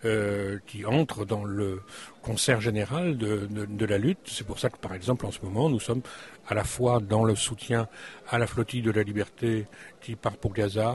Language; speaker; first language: French; native; French